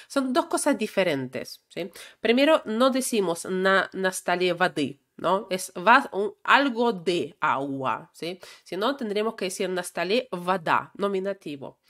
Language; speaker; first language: Spanish; non-native, fluent; Russian